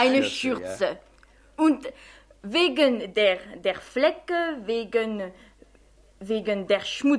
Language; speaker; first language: German; non-native, fluent; French